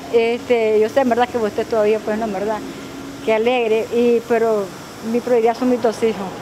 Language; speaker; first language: Spanish; native; Spanish